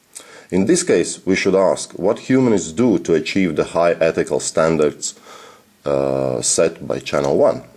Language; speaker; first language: English; non-native, fluent; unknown